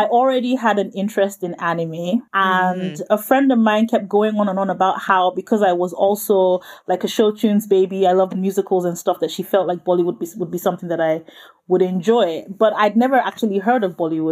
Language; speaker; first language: English; non-native, local second language; Yoruba